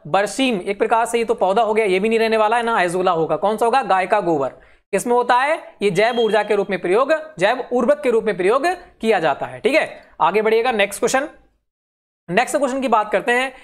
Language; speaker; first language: Hindi; native; Hindi